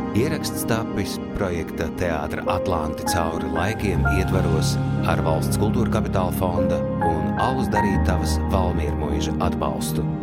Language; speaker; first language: Latvian; non-native, local second language; Russian